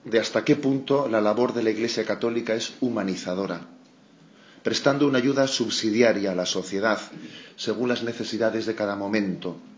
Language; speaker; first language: Spanish; non-native, local second language; Basque